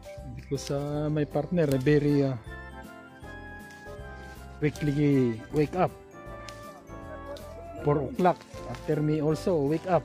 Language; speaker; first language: English; non-native, learner; Filipino